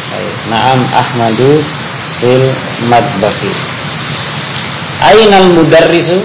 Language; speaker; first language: Arabic; non-native, fluent; Indonesian